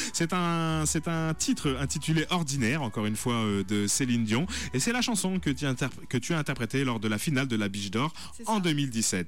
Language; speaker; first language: French; native; French